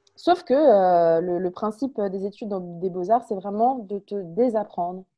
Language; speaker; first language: French; native; French